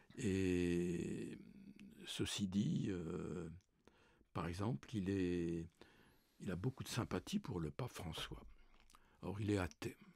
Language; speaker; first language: French; native; French